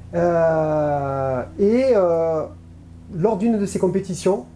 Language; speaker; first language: French; native; French